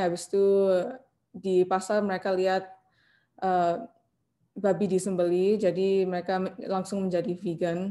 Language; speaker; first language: Indonesian; non-native, learner; English